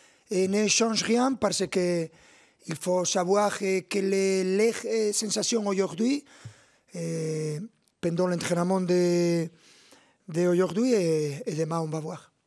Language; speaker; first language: French; non-native, fluent; Spanish